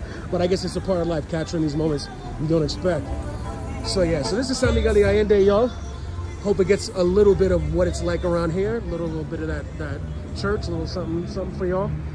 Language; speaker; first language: English; native; English